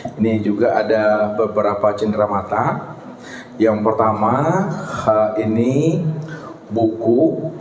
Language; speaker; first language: Malay; non-native, local second language; Minangkabau